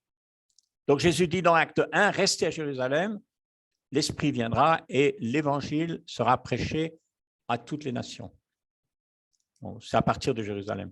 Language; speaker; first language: French; native; French